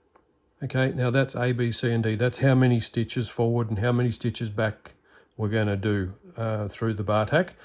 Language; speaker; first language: English; native; English